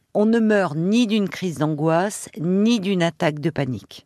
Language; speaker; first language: French; native; French